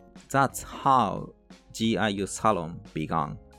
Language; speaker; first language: English; non-native, fluent; Japanese